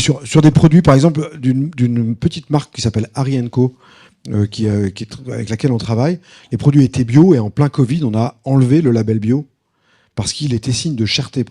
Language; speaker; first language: French; native; French